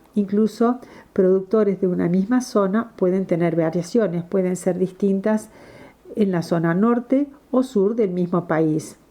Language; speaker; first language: Spanish; non-native, fluent; English